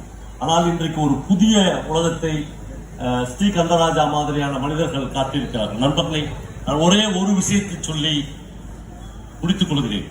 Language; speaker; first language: Tamil; native; Tamil